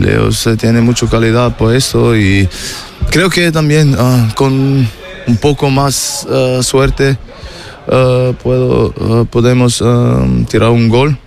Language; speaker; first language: Spanish; non-native, learner; German